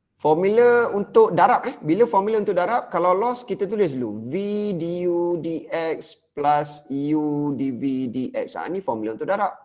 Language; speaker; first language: Malay; native; Malay